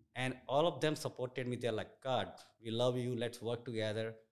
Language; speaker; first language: English; non-native, local second language; Gujarati